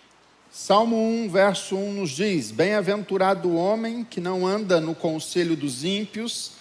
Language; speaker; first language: Portuguese; native; Portuguese